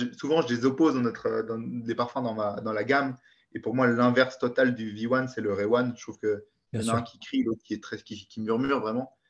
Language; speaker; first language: French; native; French